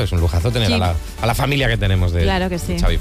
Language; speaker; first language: Spanish; native; Spanish